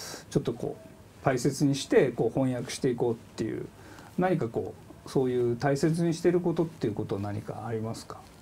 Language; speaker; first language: Japanese; native; Japanese